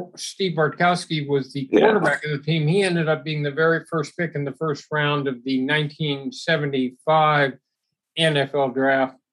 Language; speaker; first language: English; native; English